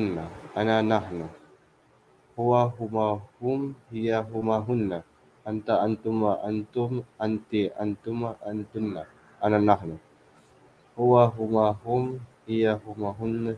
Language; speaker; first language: Arabic; non-native, learner; Filipino